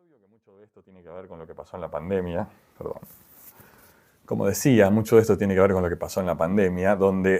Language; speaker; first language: Spanish; native; Spanish